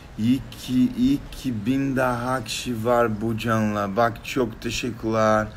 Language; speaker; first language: Turkish; non-native, learner; Portuguese